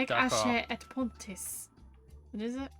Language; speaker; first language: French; non-native, learner; English